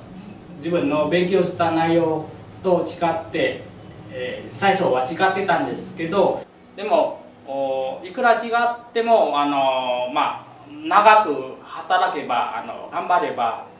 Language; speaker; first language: Japanese; non-native, fluent; Vietnamese